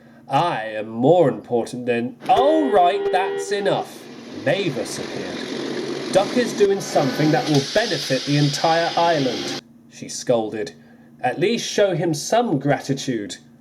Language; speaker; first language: English; native; English